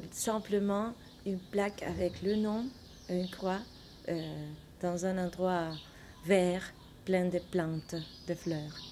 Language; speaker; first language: French; non-native, fluent; Spanish